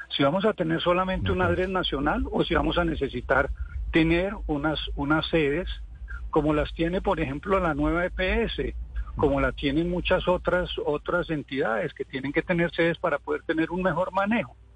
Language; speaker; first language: Spanish; native; Spanish